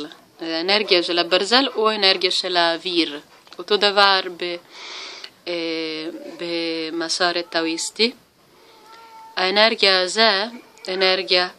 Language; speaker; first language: Hebrew; non-native, learner; Italian